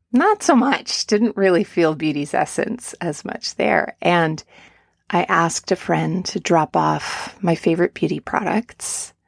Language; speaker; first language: English; native; English